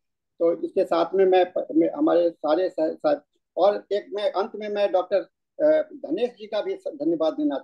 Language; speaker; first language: Hindi; native; Hindi